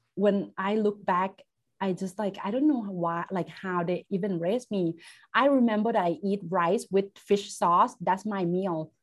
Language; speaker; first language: English; non-native, fluent; Thai